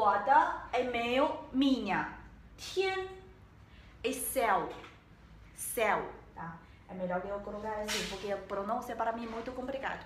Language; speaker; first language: Portuguese; non-native, learner; Chinese